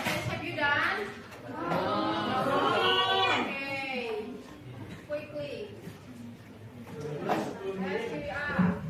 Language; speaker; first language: English; non-native, learner; Indonesian